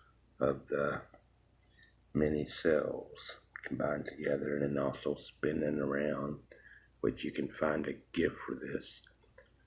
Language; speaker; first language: English; native; English